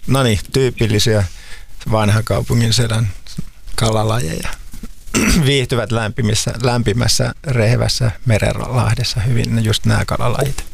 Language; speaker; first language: Finnish; native; Finnish